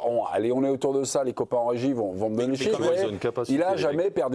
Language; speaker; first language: French; native; French